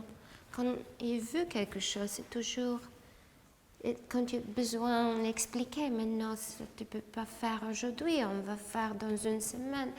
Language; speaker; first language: French; non-native, fluent; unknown